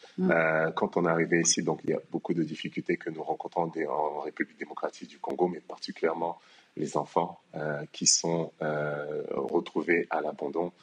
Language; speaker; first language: French; early bilingual, other home language; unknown